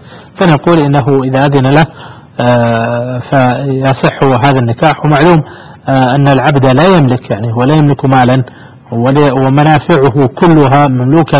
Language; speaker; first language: Arabic; native; Arabic